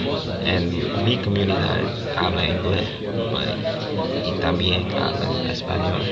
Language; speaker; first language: Spanish; non-native, learner; English